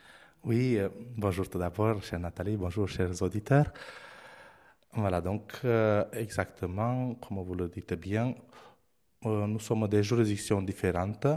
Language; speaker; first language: French; non-native, fluent; Romanian